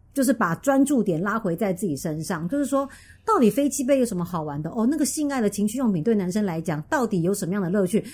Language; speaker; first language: Chinese; native; Chinese